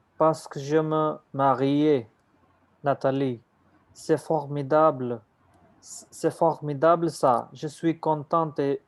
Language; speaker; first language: French; non-native, learner; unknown